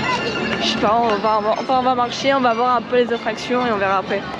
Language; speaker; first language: French; native; French